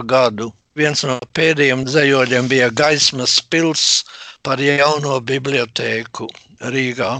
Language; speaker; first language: Latvian; native; Latvian